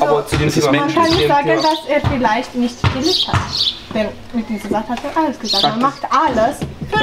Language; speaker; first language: German; non-native, fluent; Romanian